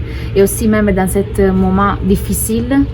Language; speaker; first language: French; non-native, fluent; Italian